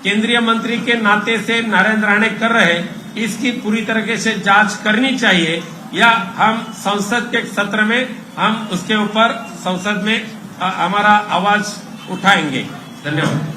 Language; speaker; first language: Hindi; non-native, local second language; Marathi